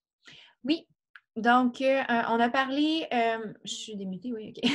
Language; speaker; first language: French; native; French